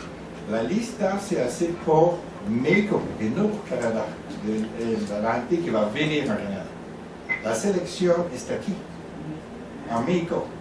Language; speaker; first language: Spanish; non-native, learner; French